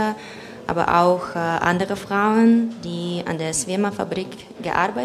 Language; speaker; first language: German; non-native, fluent; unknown